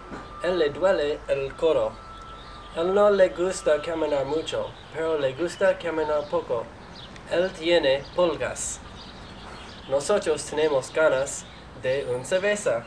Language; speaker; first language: Spanish; non-native, learner; English